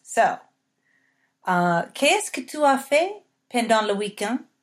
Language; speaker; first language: French; non-native, learner; English